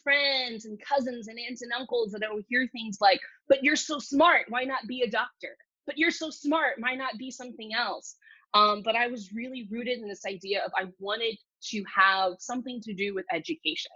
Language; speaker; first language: English; early bilingual, other home language; Cantonese